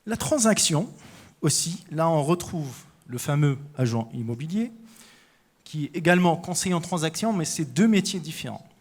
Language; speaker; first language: French; non-native, local second language; Arabic